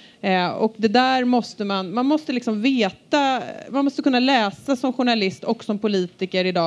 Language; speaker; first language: Swedish; native; Swedish